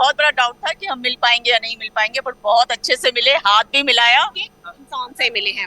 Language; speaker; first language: Hindi; native; Hindi